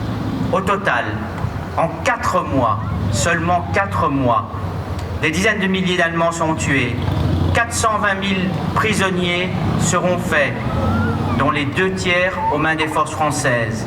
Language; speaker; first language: French; native; French